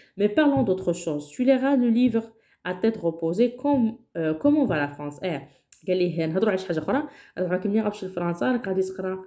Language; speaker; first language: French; non-native, local second language; Arabic